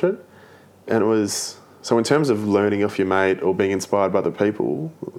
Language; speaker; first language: English; native; English